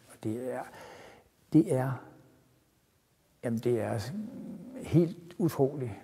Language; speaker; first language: Danish; native; Danish